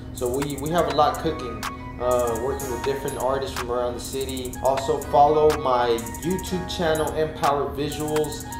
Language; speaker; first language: English; early bilingual, other home language; Spanish